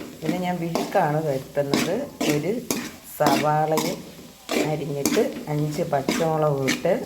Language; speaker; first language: Malayalam; native; Malayalam